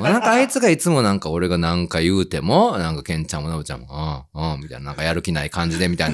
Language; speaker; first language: Japanese; native; Japanese